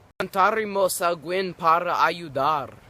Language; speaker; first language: Spanish; non-native, learner; English